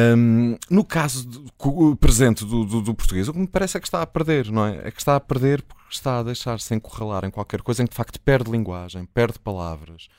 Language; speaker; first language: Portuguese; native; Portuguese